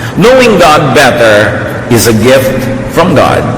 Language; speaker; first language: English; non-native, local second language; Filipino